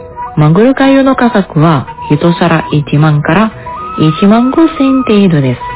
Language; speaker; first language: Japanese; non-native, fluent; Indonesian